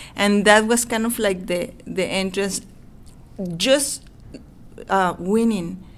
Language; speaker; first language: English; non-native, fluent; Spanish